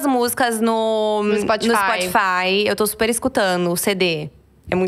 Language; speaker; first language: Portuguese; native; Portuguese